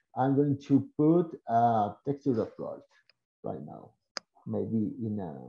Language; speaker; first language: English; non-native, learner; Spanish